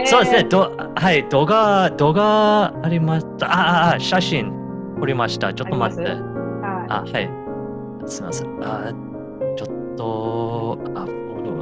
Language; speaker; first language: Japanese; non-native, learner; English